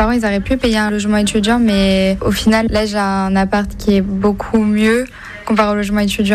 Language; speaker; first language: French; native; French